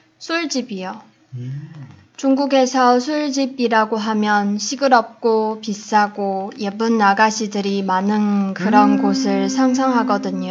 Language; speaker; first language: Korean; non-native, fluent; Chinese